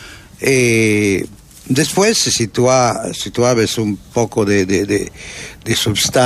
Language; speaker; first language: Spanish; non-native, learner; Italian